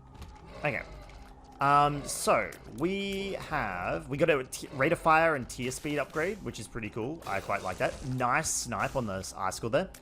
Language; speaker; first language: English; native; English